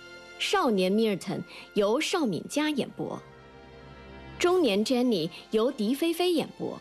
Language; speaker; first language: Chinese; native; Chinese